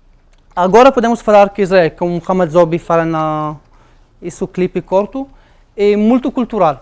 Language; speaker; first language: Portuguese; non-native, fluent; Arabic